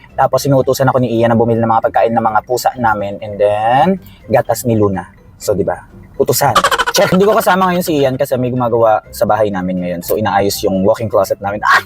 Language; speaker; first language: Filipino; native; Filipino